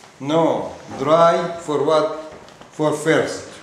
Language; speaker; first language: English; non-native, learner; Arabic